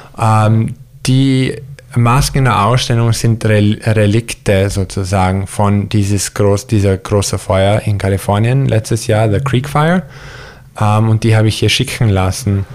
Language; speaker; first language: German; early bilingual, heritage; German